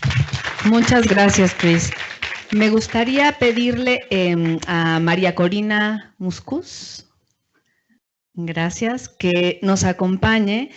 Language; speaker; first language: Spanish; native; Spanish